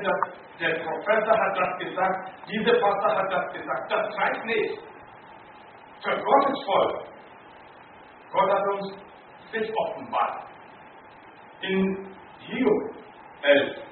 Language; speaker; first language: German; non-native, learner; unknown